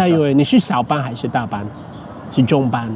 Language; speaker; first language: Chinese; non-native, fluent; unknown